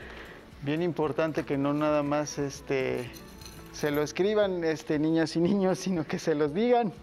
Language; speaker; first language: Spanish; native; Spanish